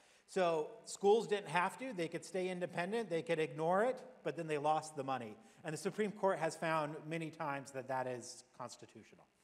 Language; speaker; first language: English; native; English